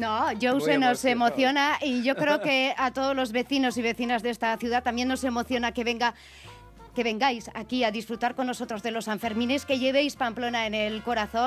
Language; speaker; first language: Spanish; native; Spanish